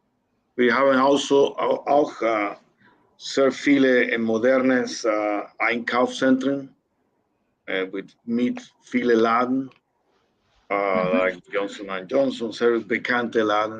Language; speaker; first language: German; non-native, learner; Spanish